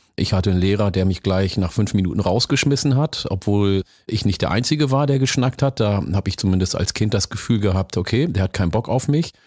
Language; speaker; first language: German; early bilingual, other home language; Oromo